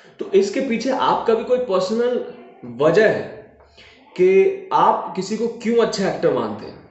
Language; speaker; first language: Hindi; non-native, local second language; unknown